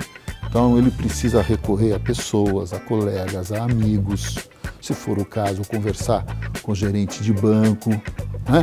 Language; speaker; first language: Portuguese; native; Portuguese